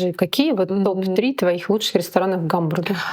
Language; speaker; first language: Russian; native; Russian